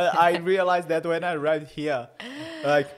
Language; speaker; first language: English; non-native, learner; Portuguese